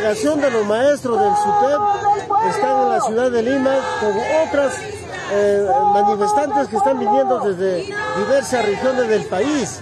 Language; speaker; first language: Spanish; native; Spanish